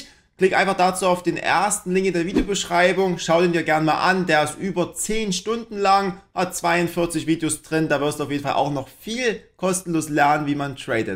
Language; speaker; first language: German; native; German